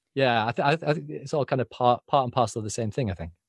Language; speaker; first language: English; native; English